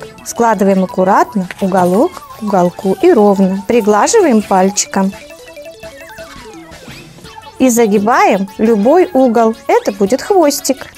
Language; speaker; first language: Russian; native; Russian